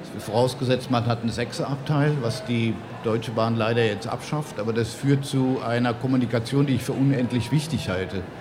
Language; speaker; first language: German; native; German